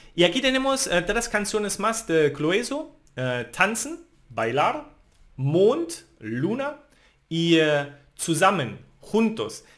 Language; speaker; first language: Spanish; non-native, fluent; German